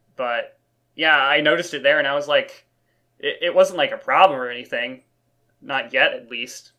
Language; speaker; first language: English; native; English